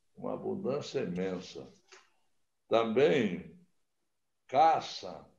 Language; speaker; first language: Portuguese; native; Portuguese